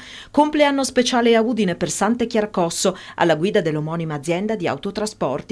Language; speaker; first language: Italian; native; Italian